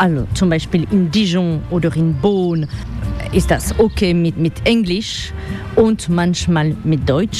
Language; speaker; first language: German; non-native, learner; French